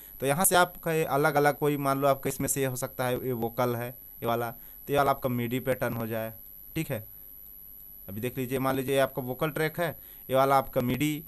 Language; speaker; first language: Hindi; native; Hindi